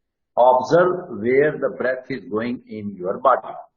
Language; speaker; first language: Hindi; native; Hindi